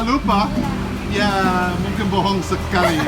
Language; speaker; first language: Indonesian; non-native, learner; English